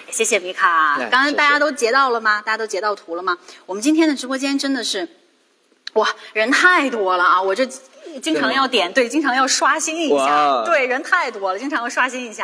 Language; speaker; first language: Chinese; native; Chinese